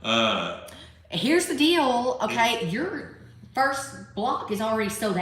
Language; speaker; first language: English; native; English